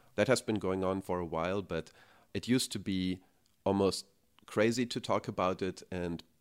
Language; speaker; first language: English; non-native, fluent; German